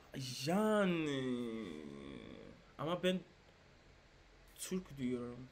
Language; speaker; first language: Turkish; non-native, fluent; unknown